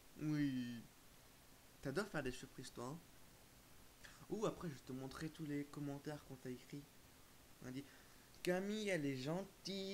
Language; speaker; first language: French; native; French